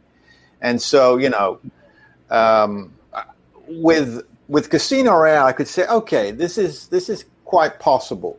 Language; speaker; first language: English; native; English